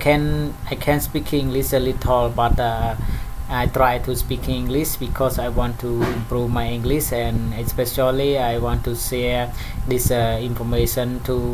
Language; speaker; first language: English; non-native, learner; Khmer